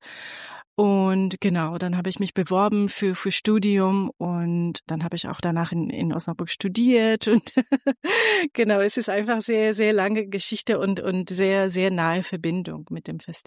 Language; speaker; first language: German; non-native, fluent; Persian